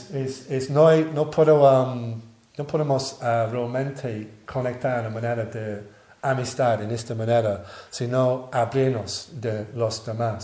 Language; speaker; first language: Spanish; non-native, learner; English